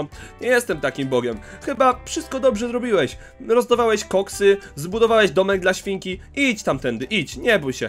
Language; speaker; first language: Polish; native; Polish